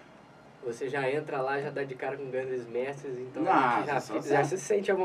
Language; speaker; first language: Portuguese; native; Portuguese